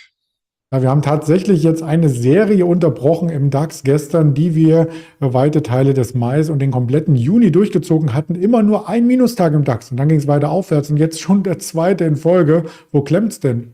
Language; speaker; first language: German; native; German